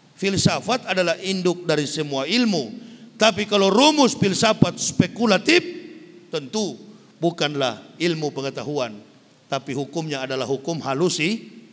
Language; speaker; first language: Indonesian; native; Indonesian